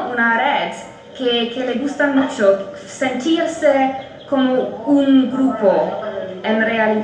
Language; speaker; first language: Spanish; non-native, fluent; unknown